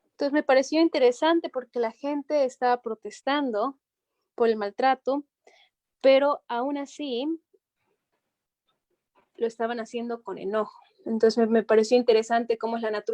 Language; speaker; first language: Spanish; native; Spanish